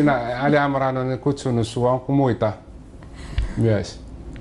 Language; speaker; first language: Finnish; non-native, fluent; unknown